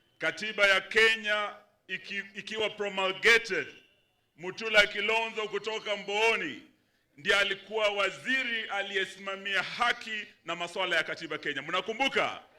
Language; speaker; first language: Swahili; non-native, local second language; Luyia